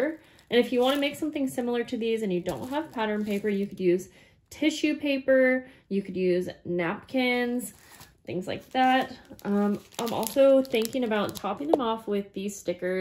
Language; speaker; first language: English; native; English